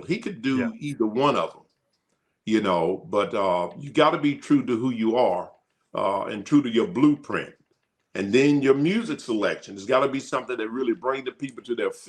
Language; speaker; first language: English; native; English